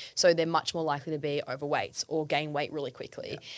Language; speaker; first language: English; native; English